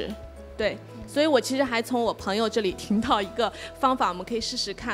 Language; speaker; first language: Chinese; native; Chinese